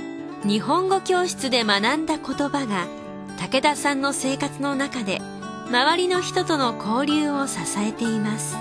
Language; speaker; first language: Japanese; native; Japanese